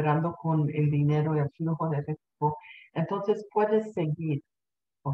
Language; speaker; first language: Spanish; early bilingual, heritage; Spanish